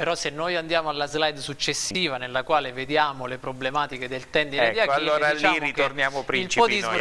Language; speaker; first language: Italian; native; Italian